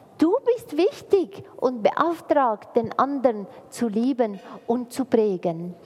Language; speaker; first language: German; non-native, fluent; Arabic